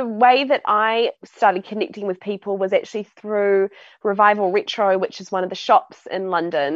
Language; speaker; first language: English; native; English